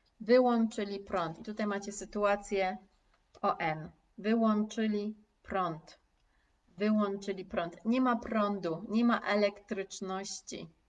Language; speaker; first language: Polish; native; Polish